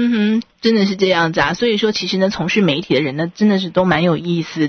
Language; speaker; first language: Chinese; native; Chinese